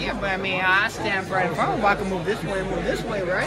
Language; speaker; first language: English; early bilingual, other home language; Spanish